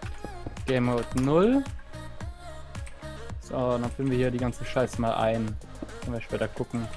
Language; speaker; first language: German; native; German